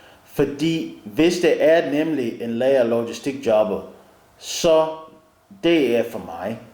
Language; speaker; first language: Danish; non-native, learner; English